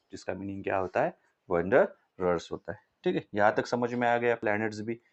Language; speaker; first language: Hindi; non-native, local second language; Marathi